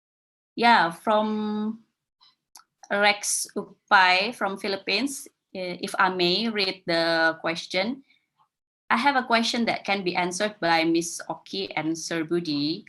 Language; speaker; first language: English; non-native, fluent; Indonesian